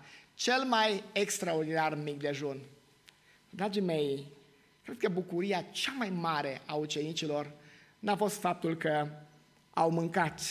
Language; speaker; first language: Romanian; native; Romanian